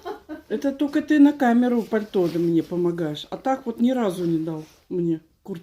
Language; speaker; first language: Russian; native; Russian